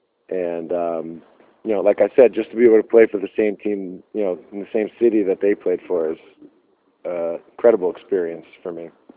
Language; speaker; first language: English; native; English